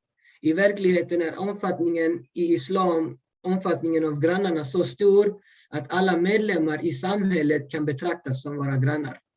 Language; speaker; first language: Swedish; early bilingual, other home language; Urdu